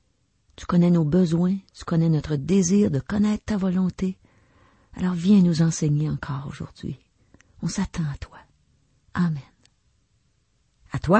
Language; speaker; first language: French; native; French